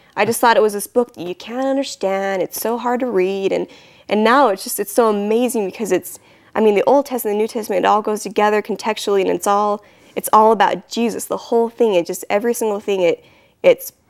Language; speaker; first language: English; native; English